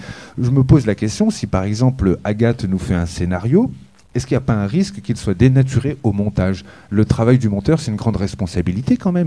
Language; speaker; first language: French; native; French